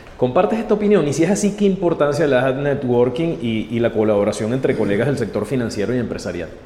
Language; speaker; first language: Spanish; native; Spanish